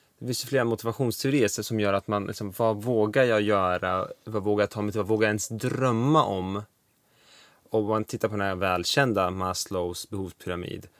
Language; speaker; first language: Swedish; early bilingual, other home language; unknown